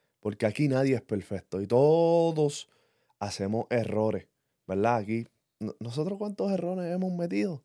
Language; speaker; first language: Spanish; early bilingual, heritage; English